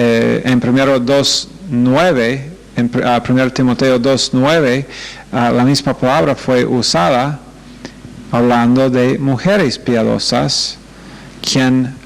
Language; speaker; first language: Spanish; non-native, fluent; English